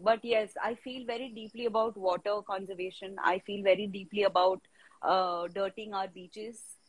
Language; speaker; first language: English; non-native, local second language; Marathi